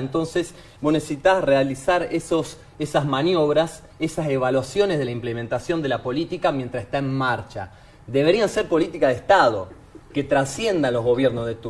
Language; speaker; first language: Spanish; native; Spanish